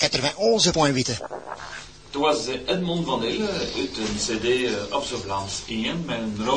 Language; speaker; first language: Dutch; non-native, local second language; French